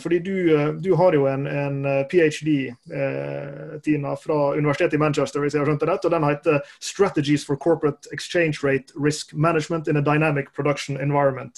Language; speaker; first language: Norwegian; native; Norwegian